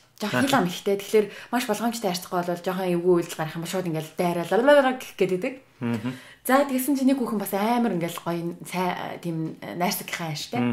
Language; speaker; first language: Mongolian; native; Mongolian